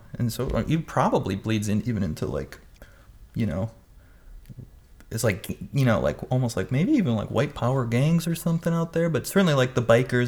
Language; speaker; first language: English; native; English